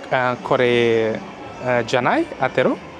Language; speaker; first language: Japanese; non-native, learner; Portuguese